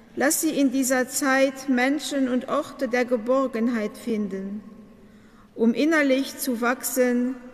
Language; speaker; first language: German; non-native, local second language; Luxembourgish